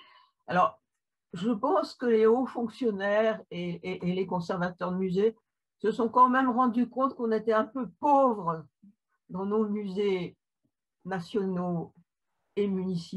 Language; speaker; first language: French; native; French